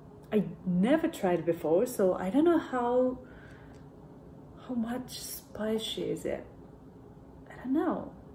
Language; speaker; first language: English; non-native, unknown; Japanese